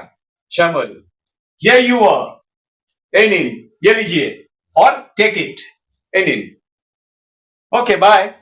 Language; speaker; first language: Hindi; non-native, local second language; Bangla